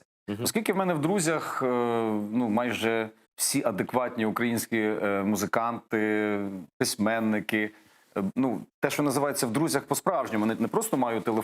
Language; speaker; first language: Ukrainian; native; Ukrainian